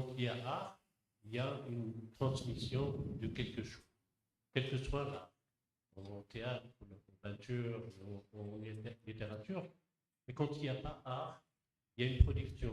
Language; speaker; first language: French; non-native, local second language; Arabic